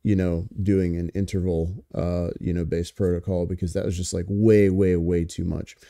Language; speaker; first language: English; native; English